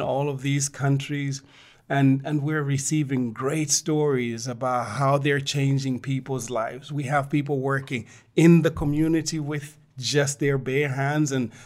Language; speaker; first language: English; non-native, local second language; Bemba